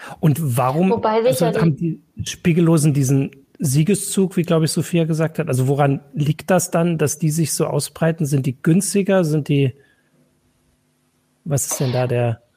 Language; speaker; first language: German; native; German